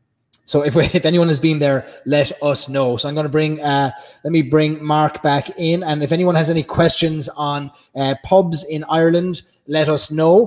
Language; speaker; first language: English; native; English